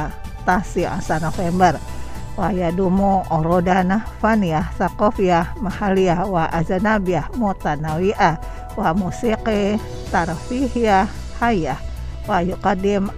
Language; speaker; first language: Arabic; non-native, fluent; Indonesian